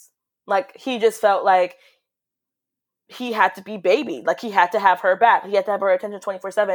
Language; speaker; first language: English; native; English